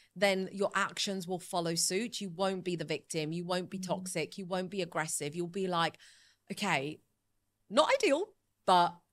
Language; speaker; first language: English; early bilingual, other home language; Italian